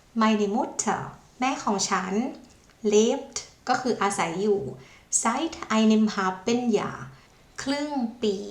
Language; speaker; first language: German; non-native, fluent; Thai